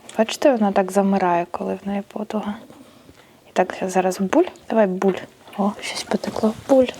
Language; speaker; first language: Ukrainian; non-native, local second language; Russian